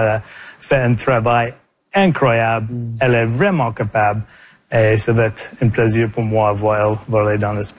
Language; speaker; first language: French; non-native, local second language; English